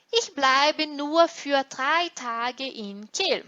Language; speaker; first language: German; non-native, fluent; Portuguese